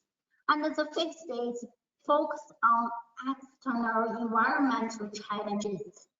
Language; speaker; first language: English; non-native, learner; Chinese